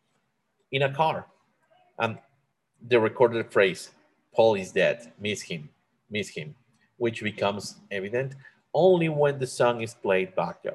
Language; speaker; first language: English; non-native, learner; Spanish